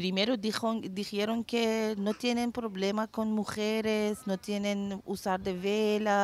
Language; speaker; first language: Spanish; non-native, learner; Persian